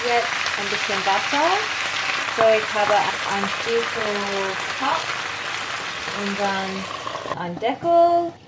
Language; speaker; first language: German; non-native, learner; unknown